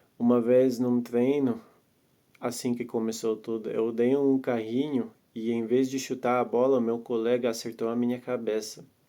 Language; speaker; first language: Portuguese; non-native, fluent; Latvian